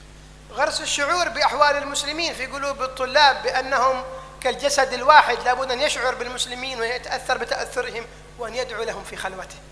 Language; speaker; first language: Arabic; native; Arabic